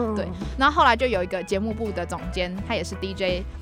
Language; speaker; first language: Chinese; native; Chinese